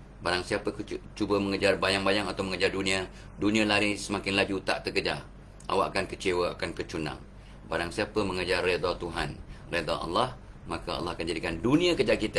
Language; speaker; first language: Malay; native; Malay